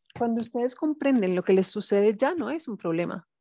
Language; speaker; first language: Spanish; native; Spanish